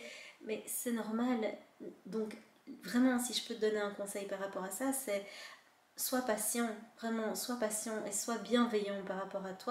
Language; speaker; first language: French; native; French